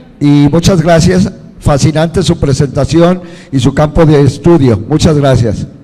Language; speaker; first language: Spanish; non-native, fluent; Portuguese